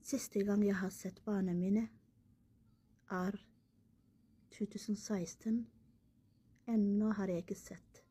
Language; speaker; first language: Norwegian; non-native, learner; Somali